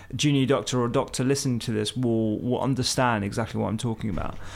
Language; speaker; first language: English; early bilingual, other home language; Hindi